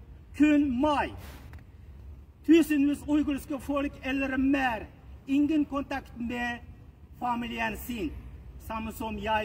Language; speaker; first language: Norwegian; non-native, learner; Uyghur